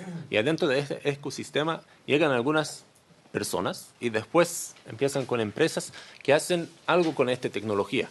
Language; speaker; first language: Spanish; non-native, learner; Hebrew